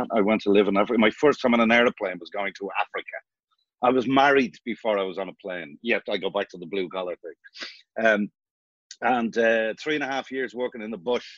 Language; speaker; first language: English; native; English